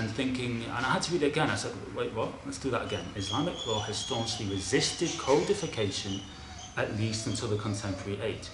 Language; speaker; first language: English; native; English